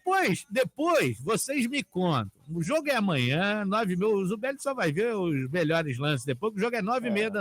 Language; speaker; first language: Portuguese; native; Portuguese